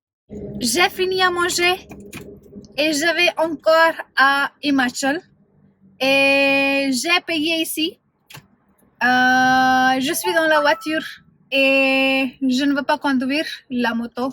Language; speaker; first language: French; non-native, fluent; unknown